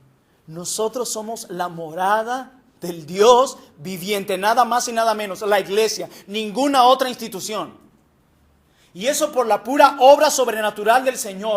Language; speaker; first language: Spanish; native; Spanish